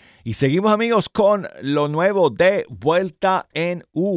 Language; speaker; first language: Spanish; native; Spanish